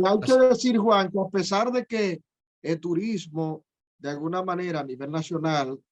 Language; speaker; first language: Spanish; native; Spanish